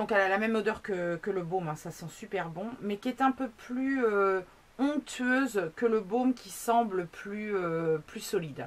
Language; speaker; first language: French; native; French